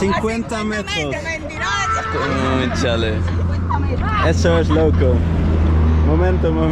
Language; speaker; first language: Spanish; non-native, learner; Dutch